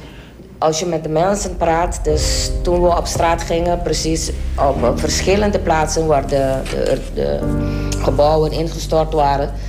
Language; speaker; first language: Dutch; non-native, local second language; Papiamento